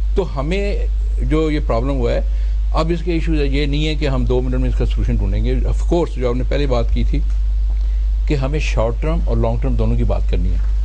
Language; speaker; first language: Urdu; non-native, local second language; Punjabi